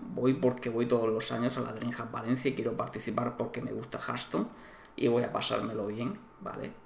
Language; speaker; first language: Spanish; native; Spanish